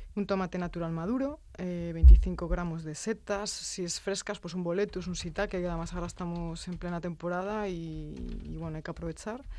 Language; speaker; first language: Spanish; native; Spanish